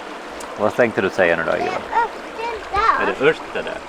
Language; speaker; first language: Swedish; native; Swedish